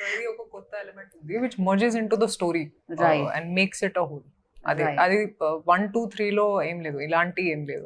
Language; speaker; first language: Telugu; non-native, fluent; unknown